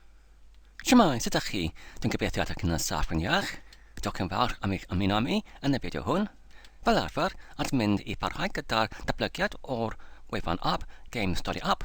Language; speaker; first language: Welsh; non-native, learner; English